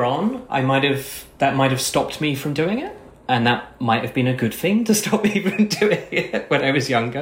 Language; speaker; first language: English; native; English